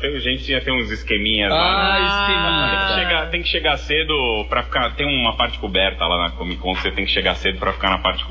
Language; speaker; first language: Portuguese; native; Portuguese